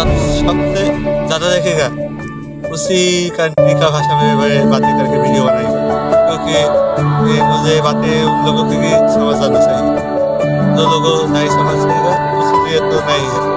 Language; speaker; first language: Hindi; non-native, learner; Bangla